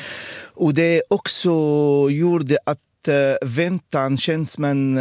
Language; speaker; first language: Swedish; non-native, fluent; Arabic